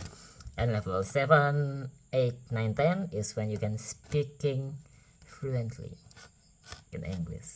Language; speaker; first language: English; non-native, learner; Indonesian